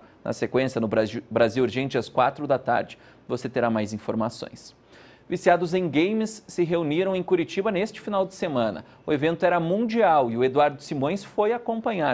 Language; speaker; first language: Portuguese; native; Portuguese